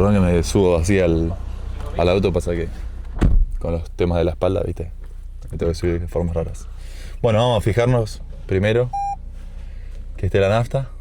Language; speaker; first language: Spanish; native; Spanish